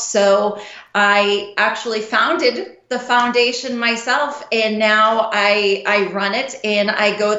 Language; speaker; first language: English; native; English